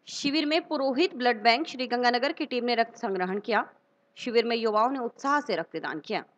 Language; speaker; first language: Hindi; native; Hindi